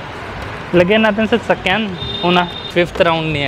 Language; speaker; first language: Filipino; non-native, learner; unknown